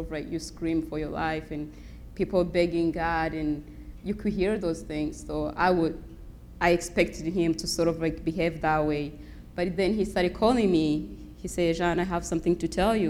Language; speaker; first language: English; non-native, local second language; Kinyarwanda